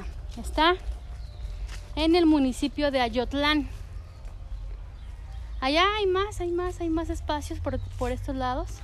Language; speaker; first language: Spanish; native; Spanish